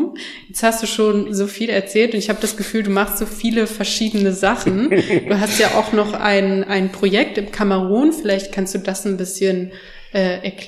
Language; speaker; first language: German; native; German